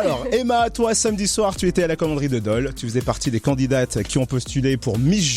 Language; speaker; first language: French; native; French